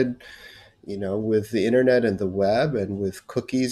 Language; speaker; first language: English; non-native, local second language; Korean